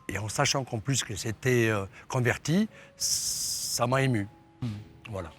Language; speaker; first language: French; native; French